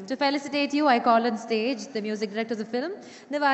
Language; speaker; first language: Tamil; native; Tamil